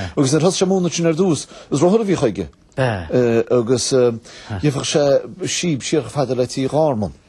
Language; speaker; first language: Irish; native; Irish